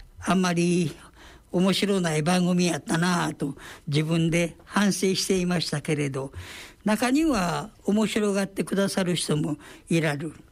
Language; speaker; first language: Japanese; native; Japanese